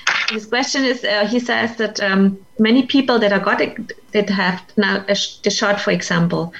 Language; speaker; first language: English; non-native, fluent; German